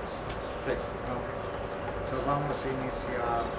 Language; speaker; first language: Spanish; non-native, fluent; English